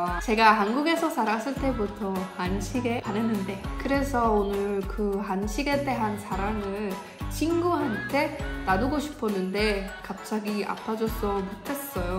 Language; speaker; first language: Korean; non-native, fluent; German